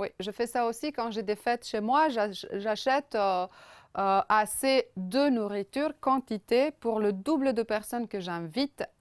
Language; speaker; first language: French; non-native, fluent; Romanian